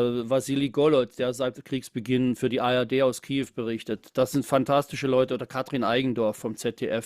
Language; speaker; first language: German; native; German